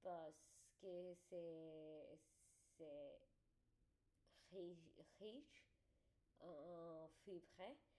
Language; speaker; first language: French; non-native, learner; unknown